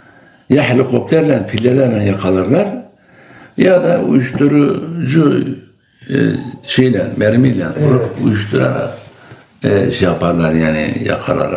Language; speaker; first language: Turkish; non-native, local second language; Kurdish